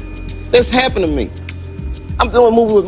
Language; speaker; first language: English; native; English